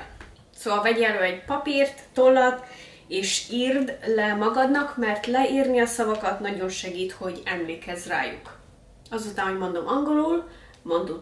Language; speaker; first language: Hungarian; early bilingual, heritage; Hungarian